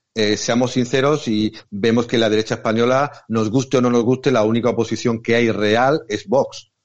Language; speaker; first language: Spanish; native; Spanish